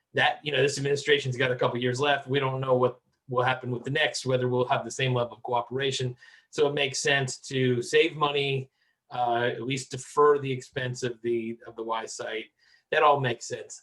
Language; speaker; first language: English; native; English